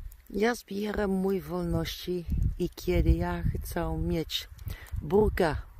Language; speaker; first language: Polish; non-native, learner; Dutch